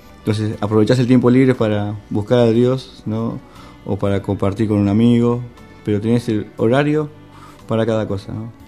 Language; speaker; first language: Spanish; native; Spanish